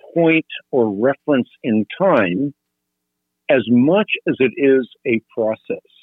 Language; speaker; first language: English; non-native, fluent; Dutch